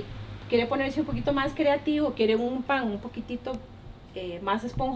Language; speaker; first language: Spanish; native; Spanish